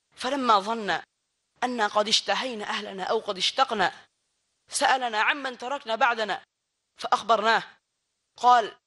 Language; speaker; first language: Arabic; non-native, fluent; Bangla